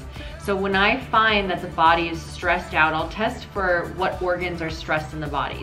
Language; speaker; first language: English; native; English